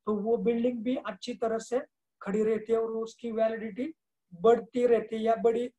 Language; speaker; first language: Hindi; non-native, local second language; Marathi